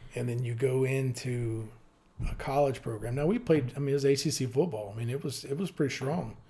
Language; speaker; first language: English; native; English